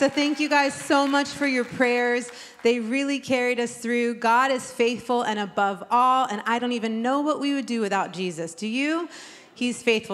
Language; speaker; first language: English; native; English